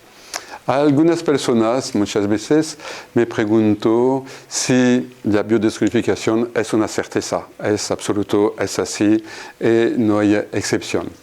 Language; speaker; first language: Spanish; non-native, fluent; French